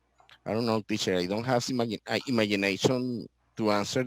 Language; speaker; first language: English; non-native, learner; Spanish